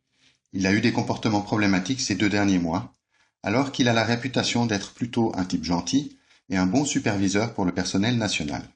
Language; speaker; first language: French; native; French